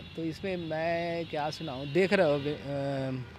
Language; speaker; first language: Hindi; native; Hindi